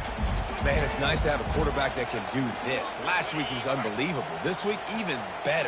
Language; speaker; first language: English; native; English